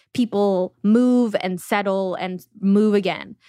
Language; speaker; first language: English; early bilingual, other home language; Russian